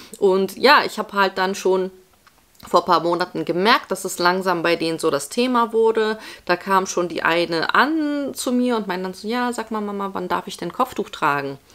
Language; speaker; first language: German; early bilingual, other home language; Polish